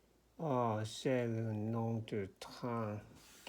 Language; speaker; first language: French; non-native, learner; Korean